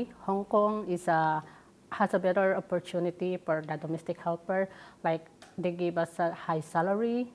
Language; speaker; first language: English; non-native, local second language; Waray